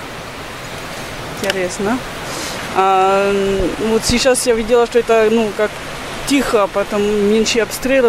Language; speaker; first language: Russian; non-native, learner; French